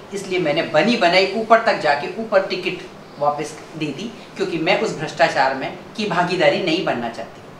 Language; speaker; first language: Hindi; non-native, local second language; Gujarati